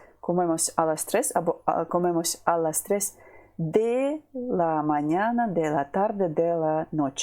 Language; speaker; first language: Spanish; non-native, fluent; Ukrainian